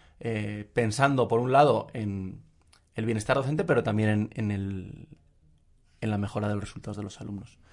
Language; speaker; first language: Spanish; native; Spanish